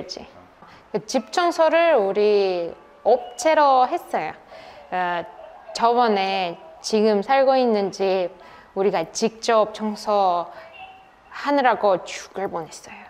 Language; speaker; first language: Korean; non-native, fluent; Russian